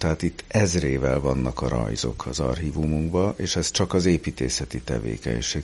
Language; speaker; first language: Hungarian; native; Hungarian